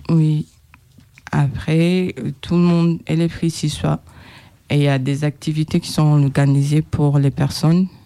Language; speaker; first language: French; non-native, local second language; Kinyarwanda